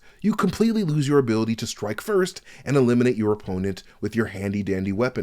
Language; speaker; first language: English; native; English